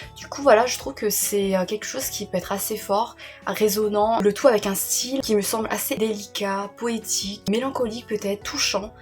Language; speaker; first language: French; early bilingual, other home language; Vietnamese